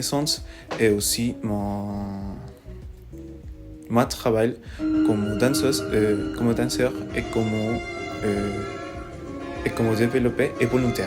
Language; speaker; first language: French; non-native, learner; Spanish